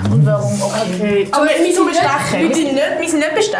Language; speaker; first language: German; native; German